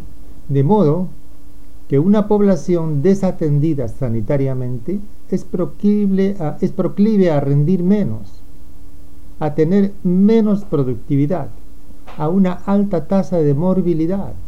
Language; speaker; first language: Spanish; native; Spanish